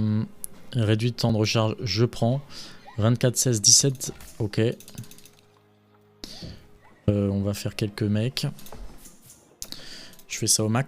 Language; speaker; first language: French; native; French